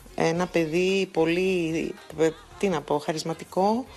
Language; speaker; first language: Greek; early bilingual, other home language; English